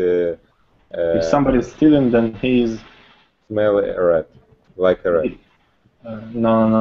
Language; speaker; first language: English; non-native, learner; Russian